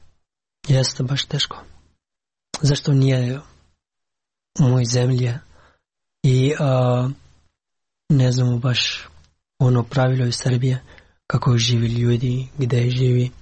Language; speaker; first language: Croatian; non-native, learner; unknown